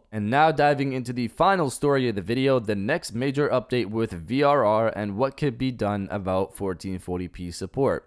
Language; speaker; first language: English; native; English